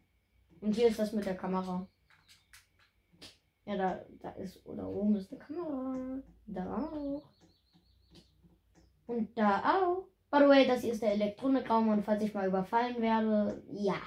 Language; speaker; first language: German; native; German